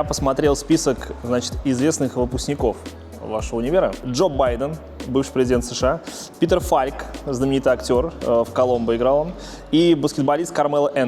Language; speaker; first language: Russian; native; Russian